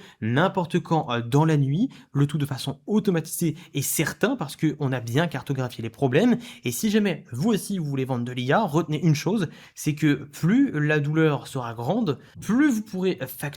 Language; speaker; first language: French; native; French